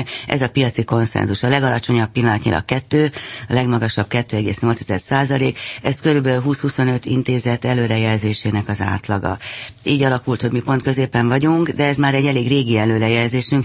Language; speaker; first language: Hungarian; native; Hungarian